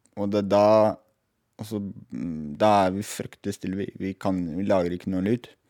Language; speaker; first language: Norwegian; native; Norwegian